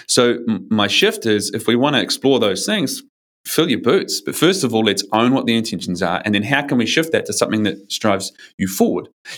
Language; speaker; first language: English; native; English